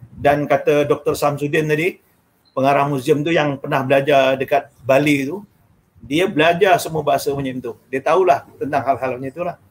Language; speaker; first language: Malay; non-native, local second language; Javanese